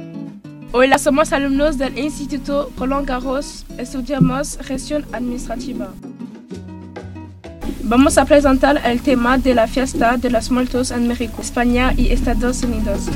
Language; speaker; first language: Spanish; non-native, learner; French